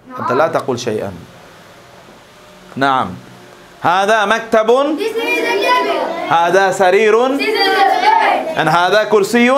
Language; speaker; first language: Arabic; non-native, fluent; Bangla